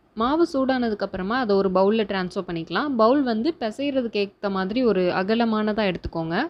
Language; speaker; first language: Tamil; native; Tamil